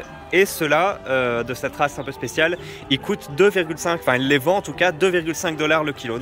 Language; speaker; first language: French; native; French